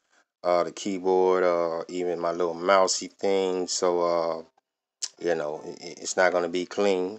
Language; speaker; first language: English; native; English